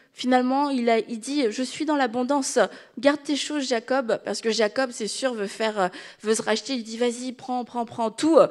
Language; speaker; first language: French; native; French